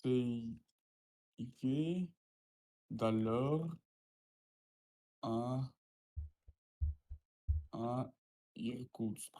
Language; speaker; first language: French; non-native, learner; Russian